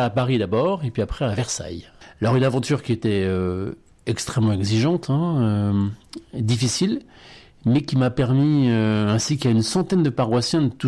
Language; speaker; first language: French; native; French